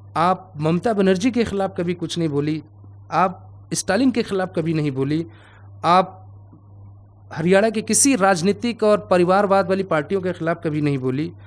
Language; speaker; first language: Hindi; native; Hindi